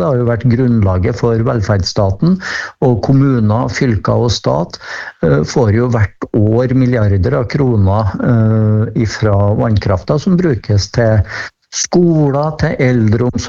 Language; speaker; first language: Norwegian; native; Norwegian